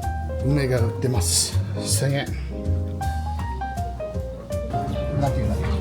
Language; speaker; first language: Japanese; non-native, learner; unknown